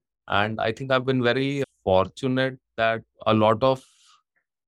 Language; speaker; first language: English; non-native, local second language; Hindi